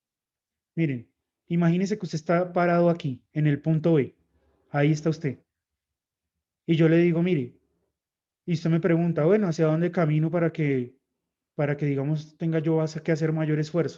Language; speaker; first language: Spanish; native; Spanish